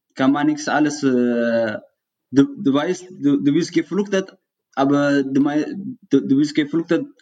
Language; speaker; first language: German; non-native, fluent; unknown